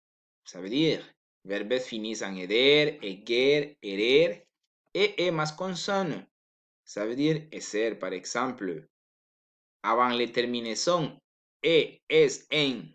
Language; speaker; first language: French; non-native, learner; Spanish